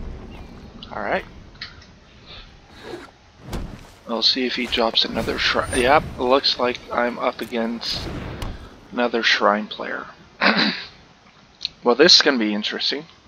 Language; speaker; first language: English; native; English